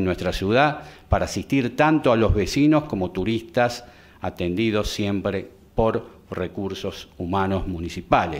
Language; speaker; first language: Spanish; native; Spanish